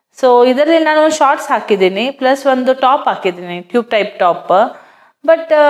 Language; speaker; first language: Kannada; non-native, fluent; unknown